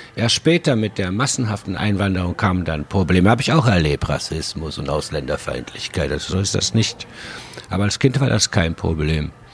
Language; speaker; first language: German; early bilingual, other home language; Spanish